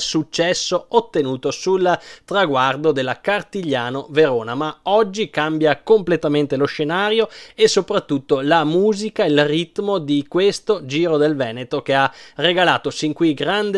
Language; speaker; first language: Italian; native; Italian